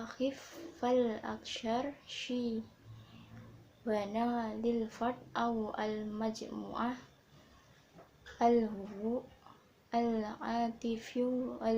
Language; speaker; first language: Arabic; non-native, learner; Indonesian